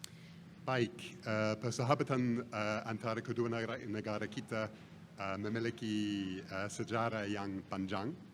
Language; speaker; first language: Indonesian; non-native, fluent; English